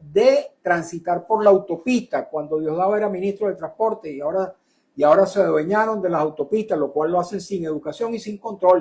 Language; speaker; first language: Spanish; native; Spanish